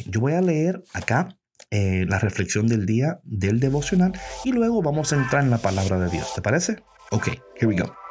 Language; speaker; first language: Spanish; early bilingual, heritage; Spanish